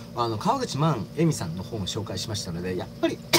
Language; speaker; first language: Japanese; native; Japanese